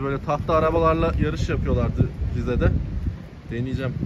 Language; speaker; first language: Turkish; native; Turkish